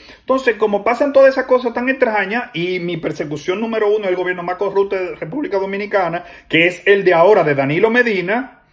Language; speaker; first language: Spanish; native; Spanish